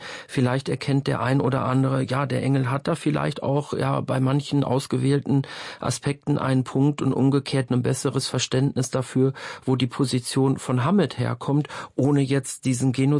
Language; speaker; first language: German; native; German